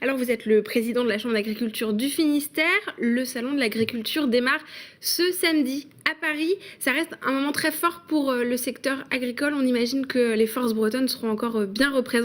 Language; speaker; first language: French; native; French